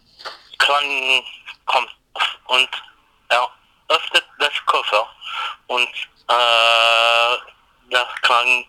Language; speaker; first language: German; non-native, learner; English